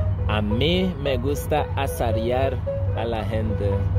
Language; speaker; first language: Spanish; native; Spanish